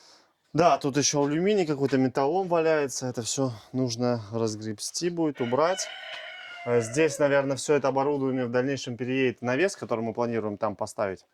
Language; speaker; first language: Russian; native; Russian